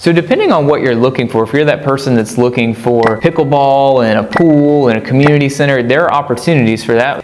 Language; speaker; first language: English; native; English